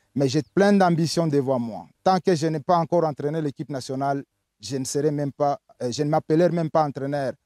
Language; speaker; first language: French; non-native, local second language; Swahili